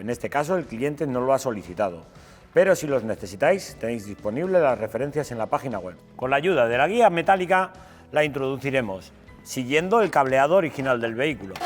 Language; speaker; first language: Spanish; native; Spanish